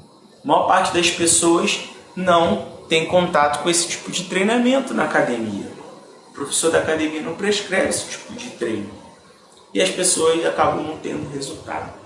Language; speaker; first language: Portuguese; native; Portuguese